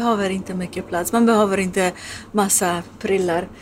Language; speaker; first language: Swedish; non-native, learner; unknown